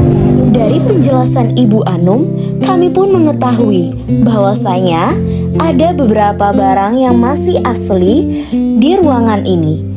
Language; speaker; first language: Indonesian; native; Indonesian